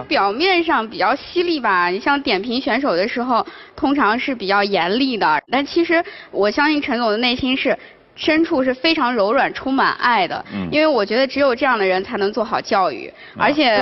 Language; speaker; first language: Chinese; native; Chinese